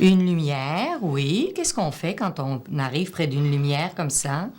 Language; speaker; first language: French; native; French